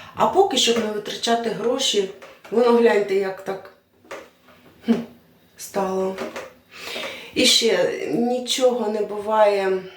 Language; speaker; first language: Ukrainian; non-native, local second language; Russian